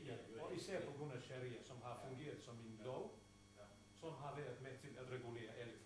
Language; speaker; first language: Danish; non-native, fluent; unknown